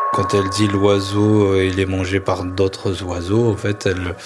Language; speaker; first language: French; non-native, local second language; Kabyle